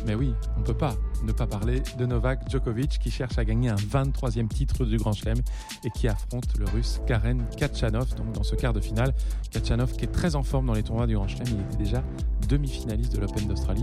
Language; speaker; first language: French; native; French